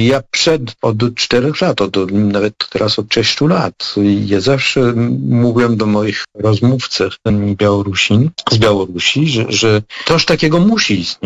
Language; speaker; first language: Polish; non-native, fluent; French